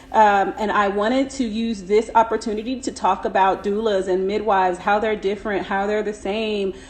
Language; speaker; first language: English; native; English